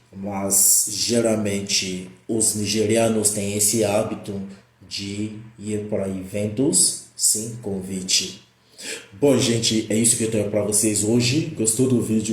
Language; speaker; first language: Portuguese; non-native, fluent; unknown